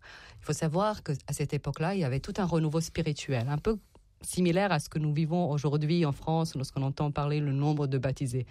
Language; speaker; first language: French; non-native, fluent; Serbian